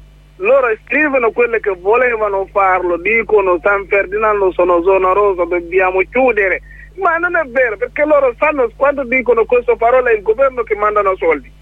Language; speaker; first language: Italian; non-native, learner; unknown